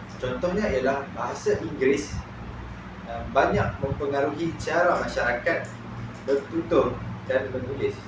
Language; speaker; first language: Malay; native; Malay